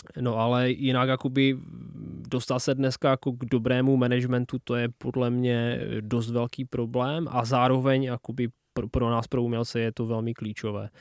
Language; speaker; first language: Czech; non-native, local second language; Polish